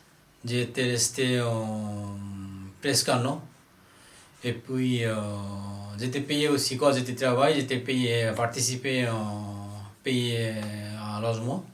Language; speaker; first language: French; non-native, learner; Bangla